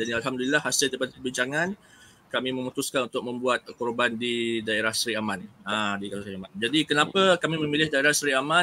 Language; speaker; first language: Malay; native; Malay